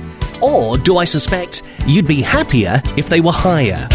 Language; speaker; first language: English; native; English